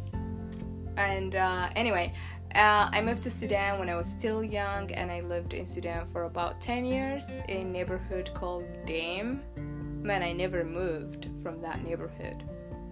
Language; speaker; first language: English; non-native, fluent; Tigrinya